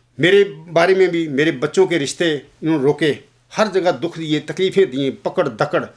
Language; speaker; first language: Urdu; non-native, local second language; Punjabi